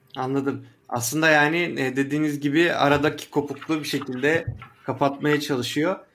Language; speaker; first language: Turkish; native; Turkish